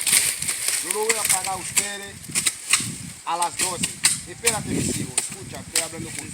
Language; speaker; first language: Spanish; non-native, local second language; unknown